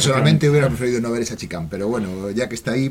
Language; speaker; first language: Spanish; native; Spanish